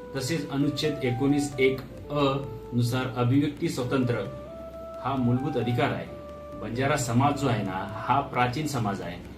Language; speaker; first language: Marathi; non-native, local second language; Lambadi